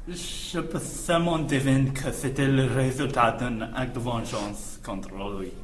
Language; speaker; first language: French; non-native, learner; English